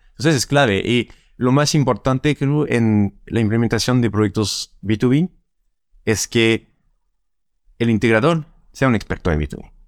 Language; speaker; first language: Spanish; non-native, fluent; French